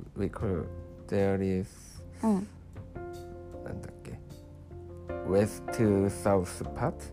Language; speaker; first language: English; non-native, learner; Korean